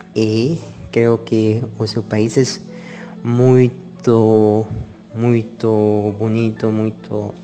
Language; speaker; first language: Portuguese; non-native, learner; Spanish